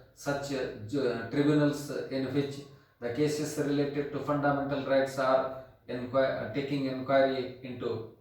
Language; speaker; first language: English; non-native, local second language; Kannada